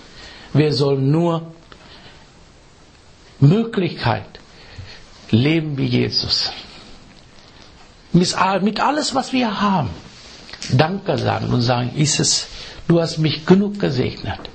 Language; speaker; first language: German; non-native, fluent; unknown